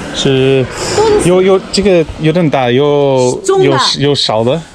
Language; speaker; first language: Chinese; non-native, learner; English